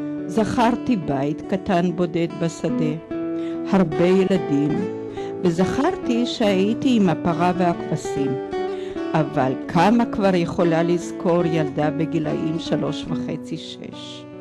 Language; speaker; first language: Hebrew; early bilingual, other home language; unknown